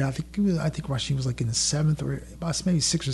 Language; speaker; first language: English; early bilingual, other home language; French